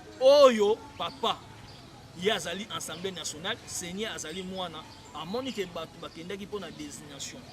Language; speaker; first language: Lingala; native; Lingala